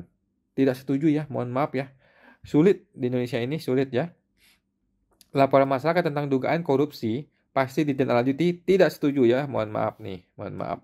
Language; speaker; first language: Indonesian; native; Indonesian